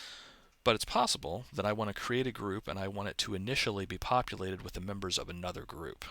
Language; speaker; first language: English; native; English